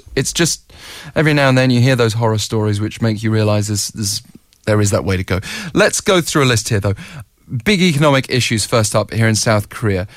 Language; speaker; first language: English; native; English